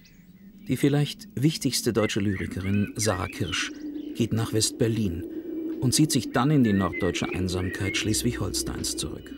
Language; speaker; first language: German; native; German